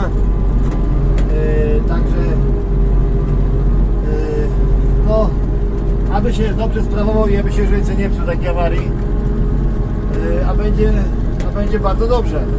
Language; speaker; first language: Polish; native; Polish